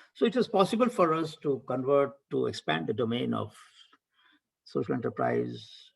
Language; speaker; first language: English; non-native, local second language; Hindi